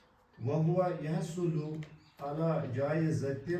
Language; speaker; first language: Arabic; non-native, learner; Kashmiri